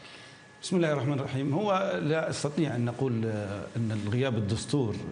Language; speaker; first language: Arabic; native; Arabic